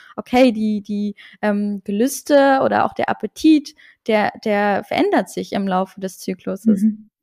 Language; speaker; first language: German; non-native, local second language; Luxembourgish